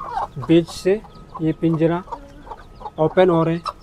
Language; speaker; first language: Hindi; non-native, fluent; Pashto